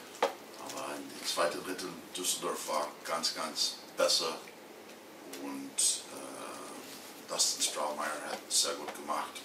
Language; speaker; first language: German; non-native, learner; English